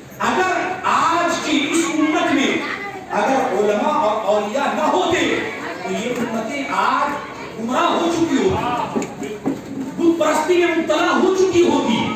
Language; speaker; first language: Urdu; native; Urdu